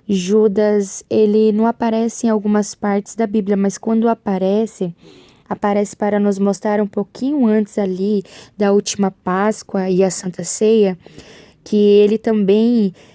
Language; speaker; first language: Portuguese; native; Portuguese